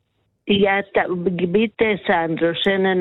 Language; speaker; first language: German; non-native, learner; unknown